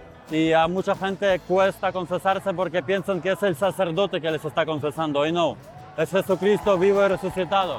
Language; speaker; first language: Spanish; non-native, fluent; Ukrainian